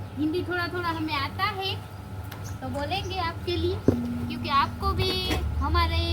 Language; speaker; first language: Hindi; non-native, local second language; Gujarati